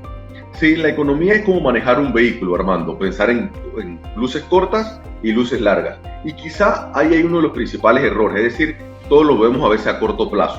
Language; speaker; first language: Spanish; native; Spanish